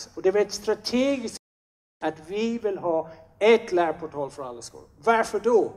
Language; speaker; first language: Swedish; non-native, fluent; English